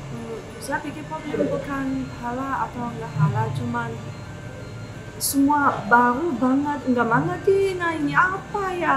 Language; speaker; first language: Indonesian; non-native, learner; Chinese